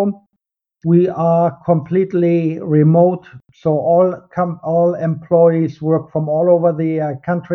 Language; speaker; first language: English; non-native, fluent; German